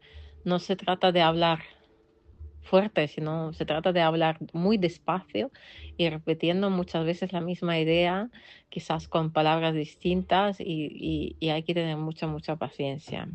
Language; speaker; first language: Spanish; non-native, fluent; Russian